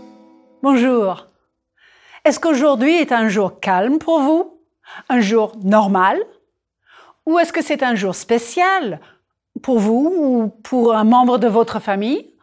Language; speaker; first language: French; non-native, fluent; English